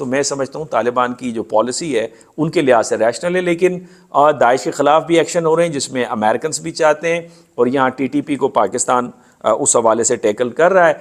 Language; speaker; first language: Urdu; non-native, local second language; Sindhi